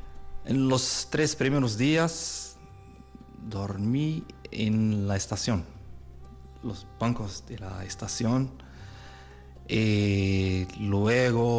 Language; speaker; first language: Spanish; non-native, learner; Arabic